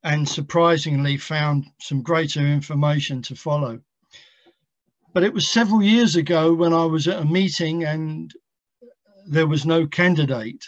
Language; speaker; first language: English; native; English